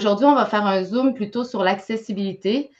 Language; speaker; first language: French; native; French